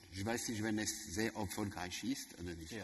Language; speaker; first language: German; non-native, learner; French